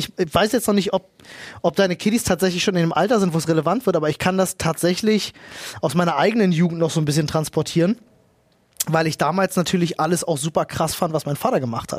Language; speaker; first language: German; native; German